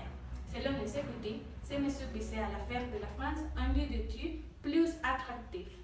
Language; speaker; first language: French; non-native, learner; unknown